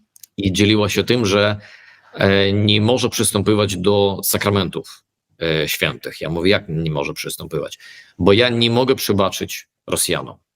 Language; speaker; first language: Polish; early bilingual, heritage; Polish